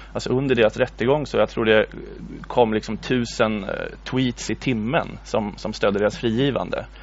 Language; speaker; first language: Swedish; native; Swedish